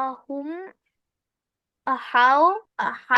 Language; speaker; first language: Arabic; non-native, learner; Urdu